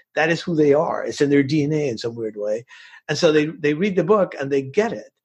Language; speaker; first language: English; early bilingual, other home language; Spanish